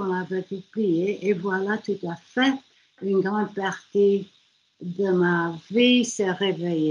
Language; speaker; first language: French; non-native, fluent; German